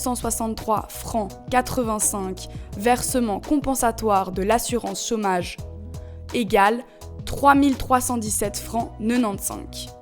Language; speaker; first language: French; native; French